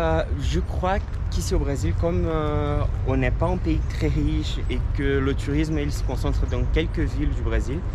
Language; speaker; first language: French; non-native, fluent; Portuguese